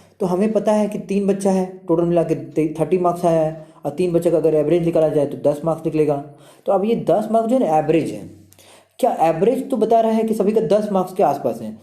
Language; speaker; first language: Hindi; native; Hindi